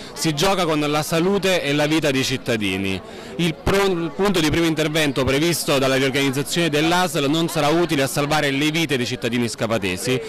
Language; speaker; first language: Italian; native; Italian